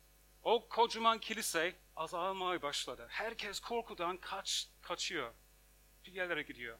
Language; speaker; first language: Turkish; non-native, fluent; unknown